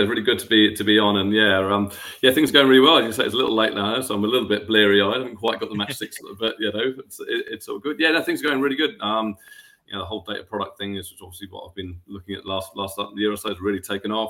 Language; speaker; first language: English; native; English